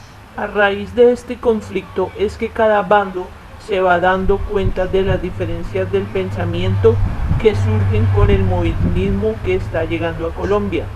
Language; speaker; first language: Spanish; native; Spanish